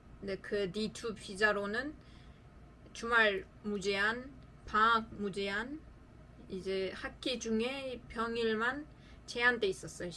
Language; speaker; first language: Korean; non-native, fluent; Uzbek